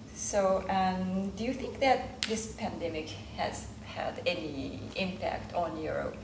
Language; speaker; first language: English; non-native, fluent; Japanese